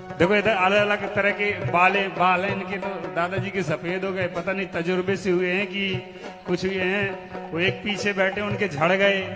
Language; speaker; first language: Hindi; native; Hindi